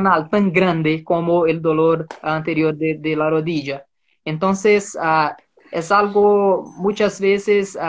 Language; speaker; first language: Spanish; non-native, fluent; Portuguese